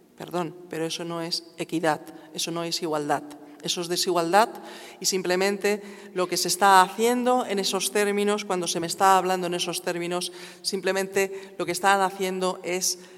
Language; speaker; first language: Spanish; non-native, local second language; Catalan